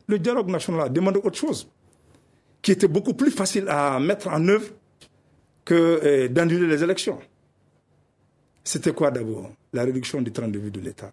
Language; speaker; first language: French; non-native, local second language; Bambara